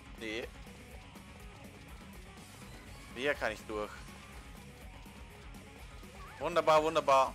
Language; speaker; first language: German; native; German